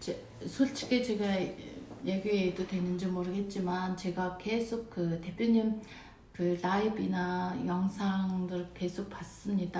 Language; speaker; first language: Korean; non-native, fluent; Mongolian